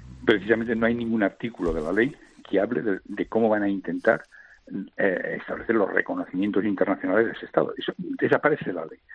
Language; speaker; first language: Spanish; non-native, local second language; Catalan